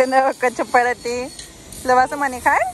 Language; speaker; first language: Spanish; native; Spanish